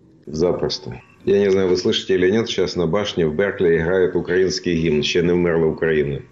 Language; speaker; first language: Russian; native; Russian